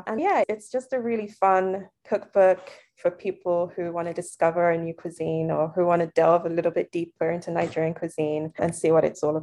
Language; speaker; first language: English; non-native, local second language; Yoruba